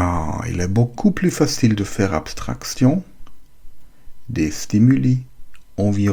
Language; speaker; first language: French; non-native, learner; German